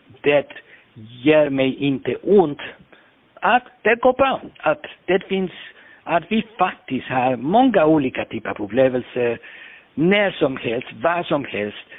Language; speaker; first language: Swedish; non-native, fluent; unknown